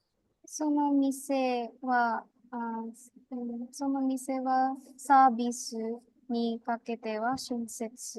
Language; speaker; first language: Japanese; non-native, learner; Bangla